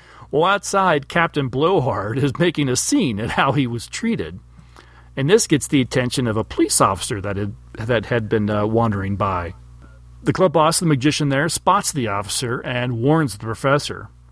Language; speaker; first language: English; native; English